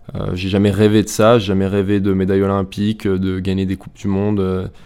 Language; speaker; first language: French; native; French